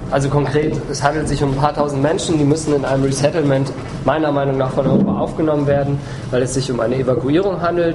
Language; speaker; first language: German; native; German